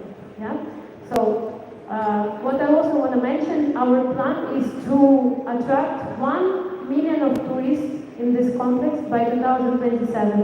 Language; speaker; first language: English; non-native, fluent; Russian